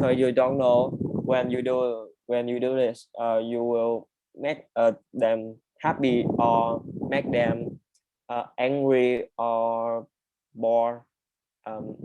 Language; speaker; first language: English; non-native, learner; Vietnamese